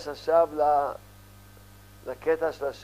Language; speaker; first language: Hebrew; early bilingual, other home language; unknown